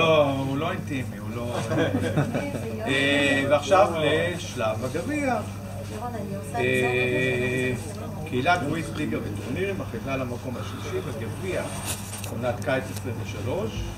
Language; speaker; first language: Hebrew; native; Hebrew